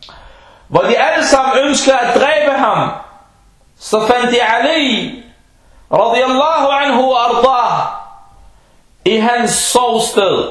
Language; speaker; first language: Danish; early bilingual, other home language; Urdu